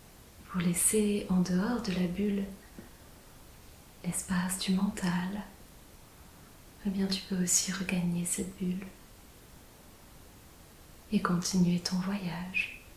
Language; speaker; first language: French; native; French